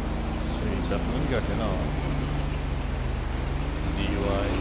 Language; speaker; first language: English; native; English